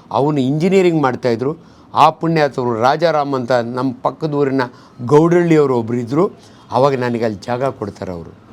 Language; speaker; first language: Kannada; native; Kannada